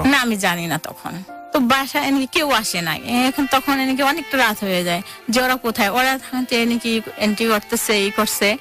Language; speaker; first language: Bangla; early bilingual, heritage; Bangla